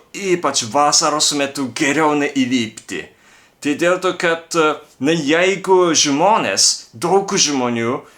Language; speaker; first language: Lithuanian; non-native, fluent; Japanese